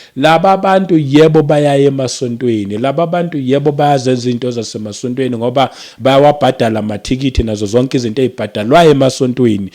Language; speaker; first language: Zulu; native; Zulu